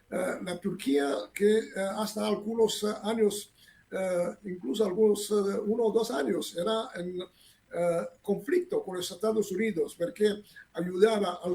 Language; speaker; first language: Spanish; non-native, fluent; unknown